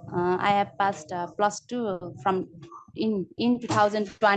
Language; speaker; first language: English; non-native, learner; Nepali